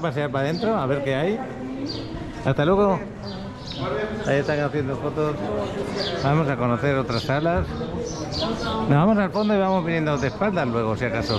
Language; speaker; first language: Spanish; native; Spanish